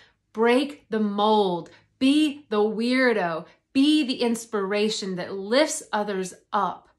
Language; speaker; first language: English; native; English